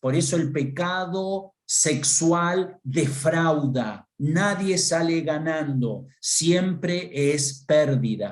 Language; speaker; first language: Spanish; native; Spanish